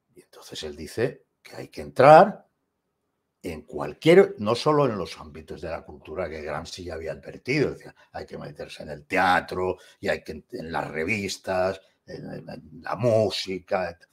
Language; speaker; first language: Spanish; native; Spanish